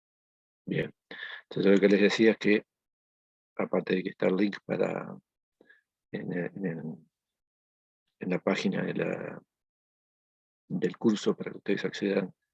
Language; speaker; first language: Spanish; native; Spanish